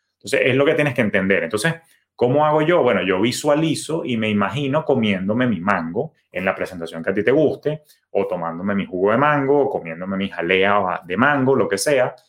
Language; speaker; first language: Spanish; native; Spanish